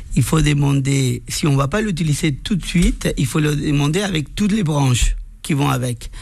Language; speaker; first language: French; non-native, fluent; Spanish